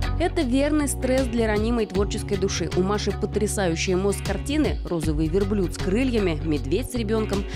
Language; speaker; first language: Russian; native; Russian